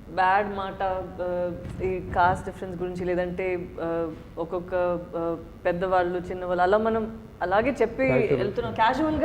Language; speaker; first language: Telugu; non-native, fluent; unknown